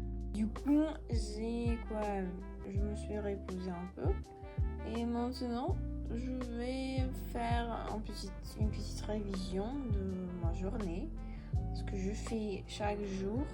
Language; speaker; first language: French; non-native, learner; Russian